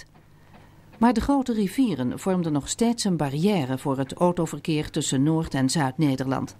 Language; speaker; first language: Dutch; native; Dutch